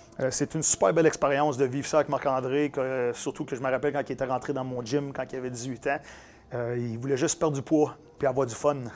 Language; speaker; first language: French; native; French